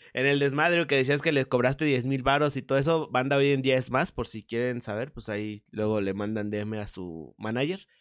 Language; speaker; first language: Spanish; native; Spanish